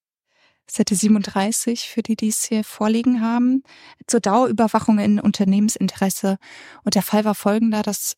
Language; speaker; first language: German; native; German